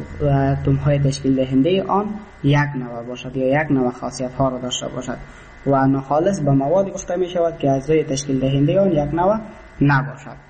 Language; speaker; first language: Persian; native; Persian